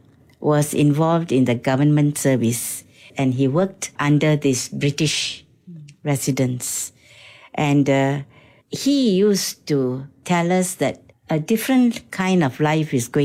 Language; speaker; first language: English; non-native, local second language; Tamil